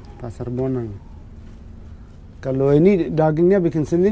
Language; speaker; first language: Indonesian; non-native, learner; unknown